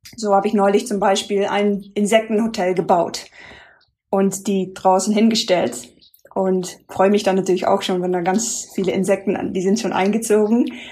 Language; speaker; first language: German; non-native, fluent; Dutch